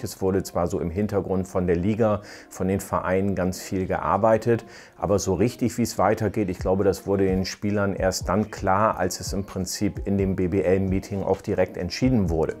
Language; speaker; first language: German; native; German